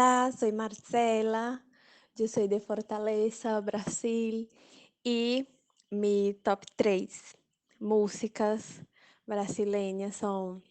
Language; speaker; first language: Spanish; non-native, learner; Portuguese